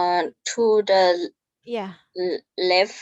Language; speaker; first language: English; non-native, fluent; Thai